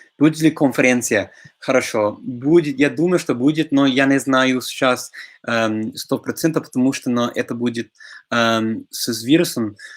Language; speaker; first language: Russian; non-native, fluent; English